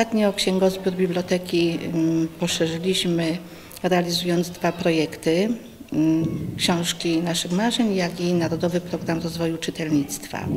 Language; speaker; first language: Polish; native; Polish